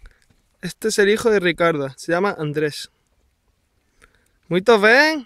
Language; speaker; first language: Portuguese; non-native, learner; Spanish